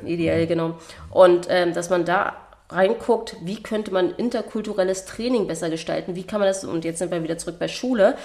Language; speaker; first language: German; native; German